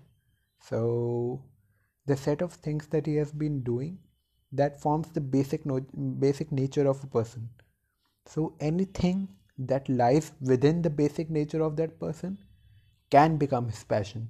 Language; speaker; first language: English; non-native, local second language; Hindi